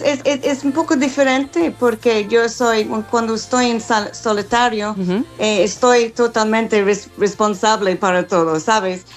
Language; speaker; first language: Spanish; non-native, learner; English